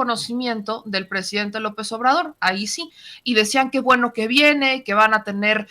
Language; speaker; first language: Spanish; native; Spanish